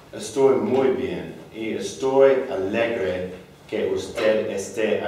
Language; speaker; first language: Spanish; non-native, learner; English